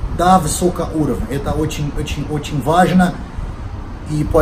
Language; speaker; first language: Russian; non-native, learner; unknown